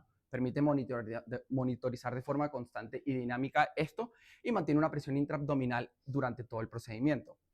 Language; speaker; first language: Spanish; native; Spanish